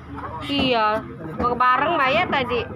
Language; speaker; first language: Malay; non-native, local second language; Sundanese